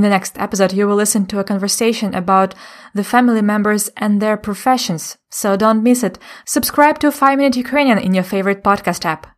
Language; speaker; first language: English; non-native, fluent; Ukrainian